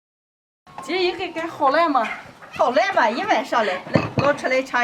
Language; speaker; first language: Chinese; native; Chinese